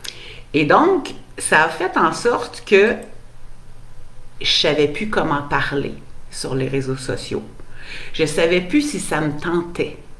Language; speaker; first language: French; native; French